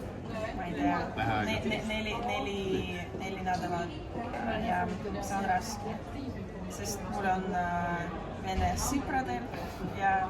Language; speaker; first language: Estonian; non-native, learner; Russian